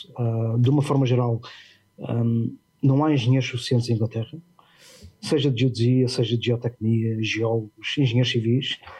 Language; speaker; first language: Portuguese; native; Portuguese